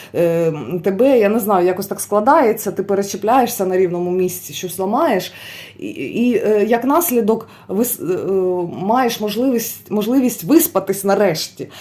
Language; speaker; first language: Ukrainian; non-native, local second language; Russian